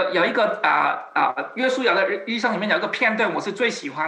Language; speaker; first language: Chinese; native; Chinese